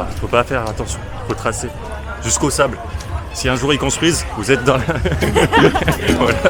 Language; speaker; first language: French; native; French